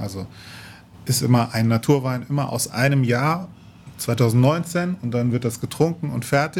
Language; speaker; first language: German; native; German